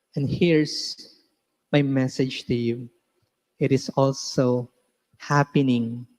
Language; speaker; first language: English; non-native, local second language; Filipino